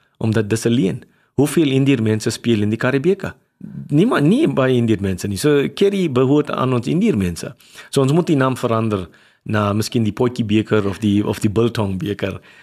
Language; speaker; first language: Afrikaans; non-native, local second language; English